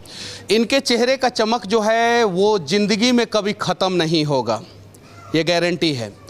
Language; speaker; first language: Hindi; native; Hindi